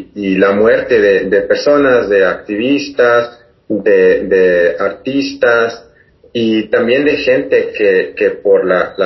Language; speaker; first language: Spanish; native; Spanish